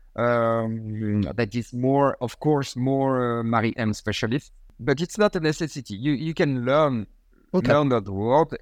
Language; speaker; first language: English; non-native, fluent; French